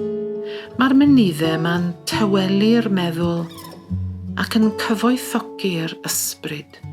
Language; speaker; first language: Welsh; native; Welsh